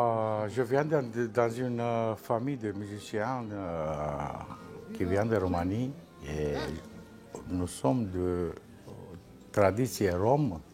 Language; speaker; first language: French; non-native, learner; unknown